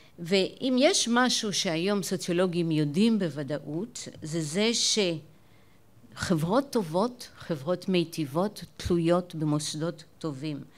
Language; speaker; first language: Hebrew; non-native, fluent; French